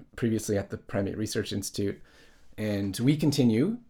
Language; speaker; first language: English; native; English